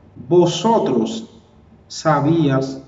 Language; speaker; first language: Spanish; non-native, fluent; Haitian Creole